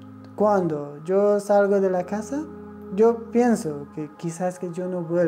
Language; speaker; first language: Spanish; non-native, learner; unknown